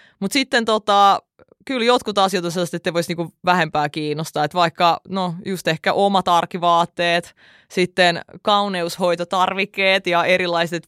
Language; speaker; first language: Finnish; early bilingual, other home language; Russian